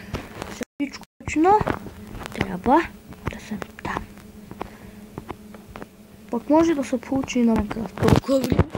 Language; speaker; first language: Bulgarian; native; Bulgarian